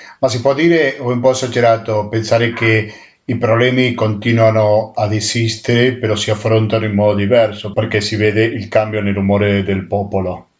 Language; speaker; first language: Italian; non-native, fluent; Spanish